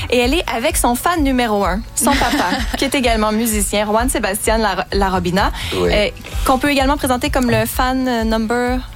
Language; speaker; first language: French; native; French